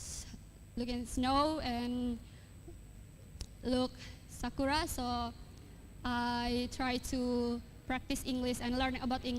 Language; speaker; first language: English; non-native, learner; Indonesian